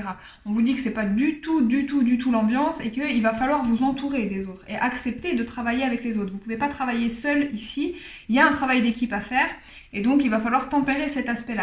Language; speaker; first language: French; native; French